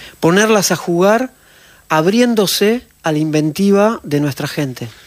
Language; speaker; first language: Spanish; native; Spanish